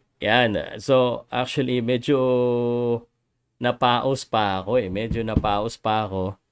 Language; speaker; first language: Filipino; native; Filipino